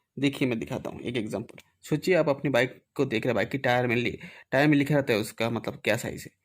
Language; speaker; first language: Hindi; non-native, local second language; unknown